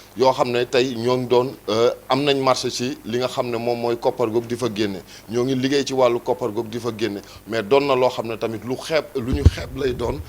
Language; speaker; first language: Wolof; non-native, local second language; Serer